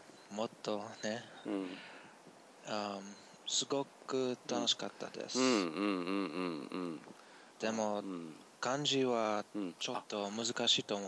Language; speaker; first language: Japanese; non-native, learner; English